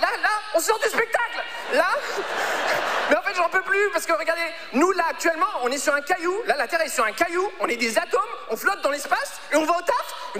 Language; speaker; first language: French; early bilingual, other home language; Arabic